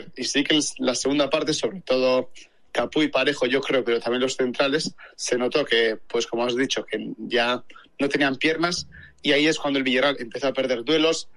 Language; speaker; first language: Spanish; native; Spanish